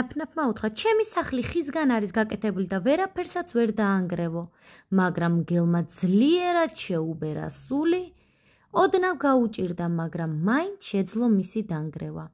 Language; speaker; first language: Georgian; native; Georgian